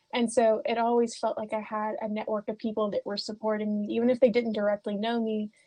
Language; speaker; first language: English; native; English